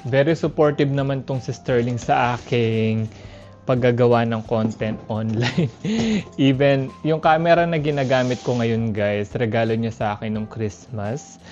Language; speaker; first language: Filipino; native; Filipino